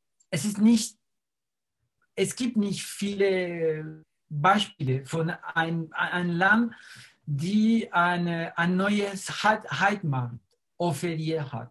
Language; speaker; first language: German; non-native, fluent; Spanish